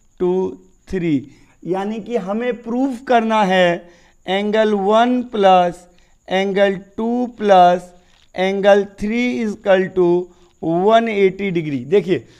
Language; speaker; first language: Hindi; native; Hindi